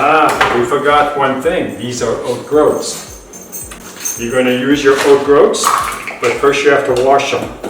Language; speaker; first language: English; native; English